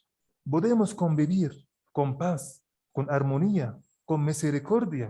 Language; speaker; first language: Spanish; non-native, fluent; Arabic